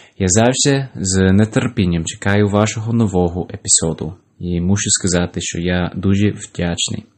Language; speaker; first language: Ukrainian; non-native, learner; English